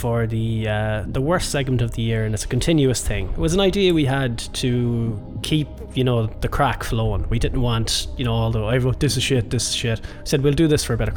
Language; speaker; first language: English; native; English